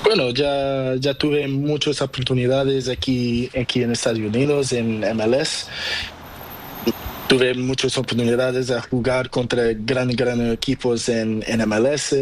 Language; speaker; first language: Spanish; non-native, learner; Portuguese